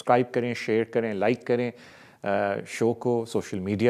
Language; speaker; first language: Urdu; native; Urdu